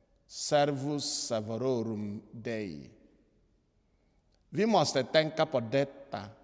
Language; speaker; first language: Swedish; non-native, fluent; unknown